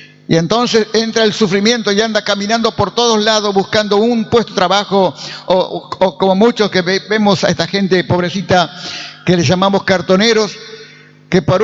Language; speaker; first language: Spanish; native; Spanish